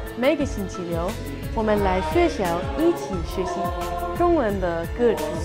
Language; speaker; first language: Chinese; non-native, learner; German